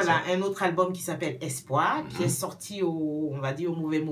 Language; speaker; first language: French; non-native, local second language; Baoulé